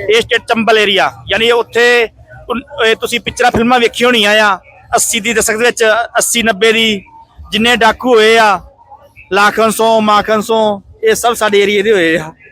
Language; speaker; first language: Punjabi; early bilingual, heritage; Punjabi